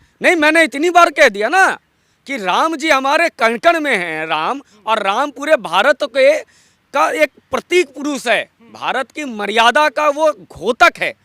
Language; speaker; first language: Hindi; non-native, local second language; Bangla